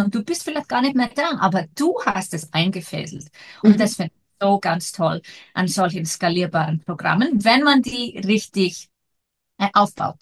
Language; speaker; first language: German; non-native, fluent; Icelandic